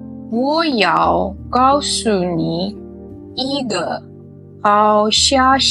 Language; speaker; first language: Chinese; non-native, learner; Russian